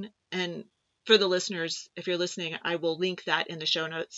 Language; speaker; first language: English; native; English